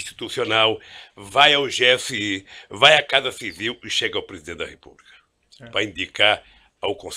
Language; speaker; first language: Portuguese; native; Portuguese